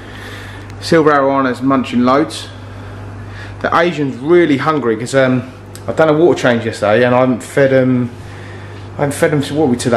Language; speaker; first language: English; native; English